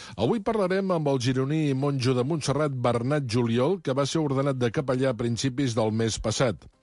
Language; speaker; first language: Catalan; native; Catalan